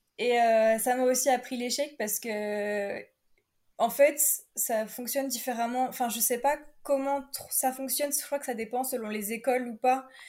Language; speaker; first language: French; native; French